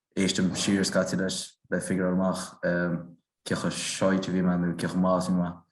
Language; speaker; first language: Irish; native; Irish